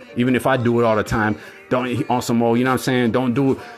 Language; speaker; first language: English; native; English